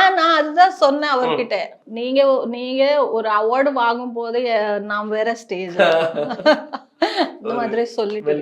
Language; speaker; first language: Tamil; non-native, learner; Malayalam